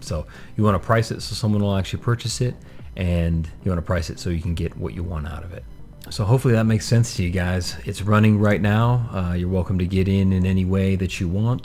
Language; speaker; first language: English; native; English